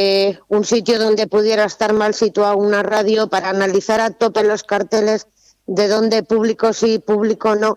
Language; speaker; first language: Spanish; native; Spanish